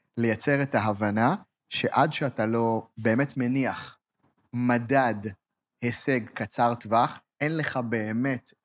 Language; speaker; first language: Hebrew; native; Hebrew